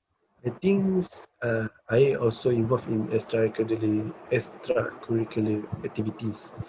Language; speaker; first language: English; non-native, learner; Malay